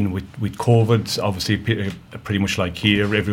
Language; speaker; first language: English; native; English